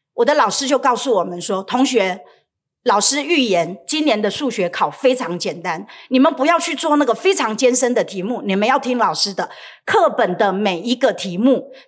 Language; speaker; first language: Chinese; native; Chinese